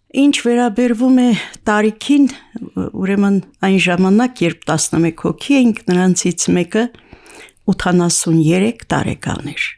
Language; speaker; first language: Armenian; native; Armenian